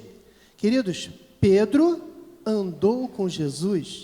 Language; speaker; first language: Portuguese; native; Portuguese